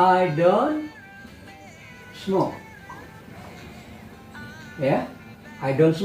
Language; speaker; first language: English; non-native, fluent; Indonesian